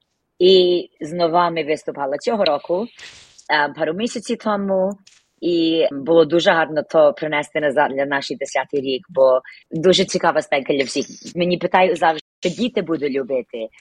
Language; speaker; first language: Ukrainian; early bilingual, heritage; Ukrainian